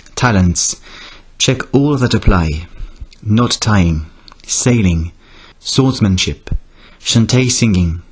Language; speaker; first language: English; non-native, fluent; French